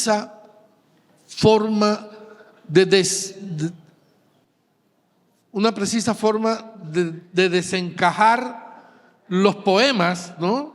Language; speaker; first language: Spanish; native; Spanish